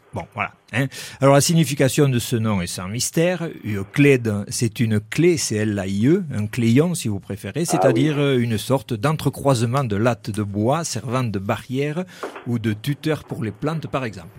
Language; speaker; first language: French; native; French